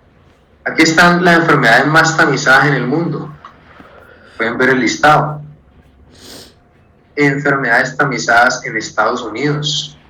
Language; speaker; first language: Spanish; native; Spanish